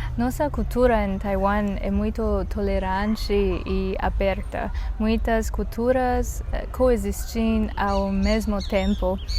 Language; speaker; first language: Portuguese; non-native, learner; Chinese